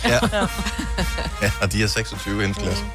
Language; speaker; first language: Danish; native; Danish